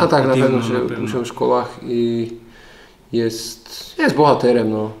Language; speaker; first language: Polish; non-native, learner; Slovak